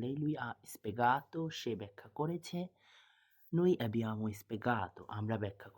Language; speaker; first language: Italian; non-native, fluent; Bangla